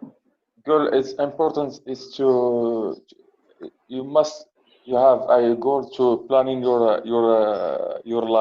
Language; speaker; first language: English; non-native, learner; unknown